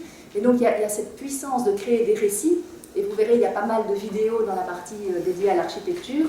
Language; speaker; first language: French; native; French